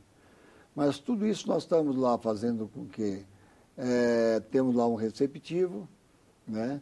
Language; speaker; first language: Portuguese; native; Portuguese